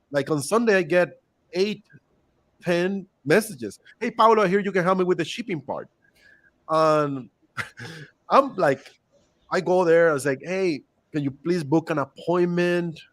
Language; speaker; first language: English; non-native, fluent; Spanish